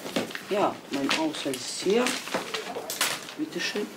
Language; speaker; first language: German; non-native, learner; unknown